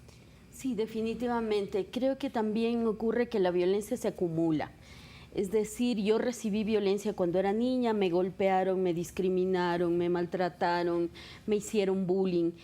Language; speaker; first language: Spanish; native; Spanish